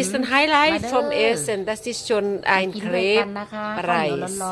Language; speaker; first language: German; non-native, learner; Thai